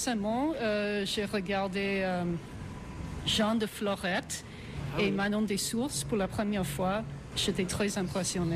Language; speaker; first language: French; non-native, fluent; English